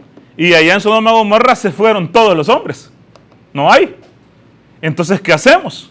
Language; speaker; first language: Spanish; native; Spanish